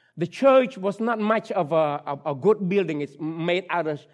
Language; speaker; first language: English; non-native, fluent; Khmer